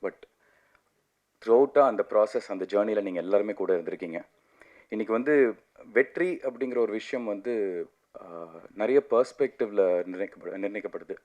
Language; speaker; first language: Tamil; native; Tamil